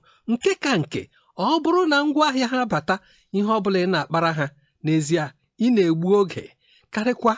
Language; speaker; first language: Igbo; native; Igbo